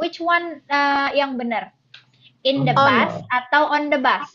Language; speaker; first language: English; non-native, learner; Indonesian